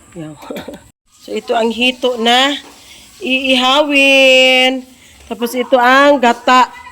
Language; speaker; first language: Filipino; non-native, local second language; Cebuano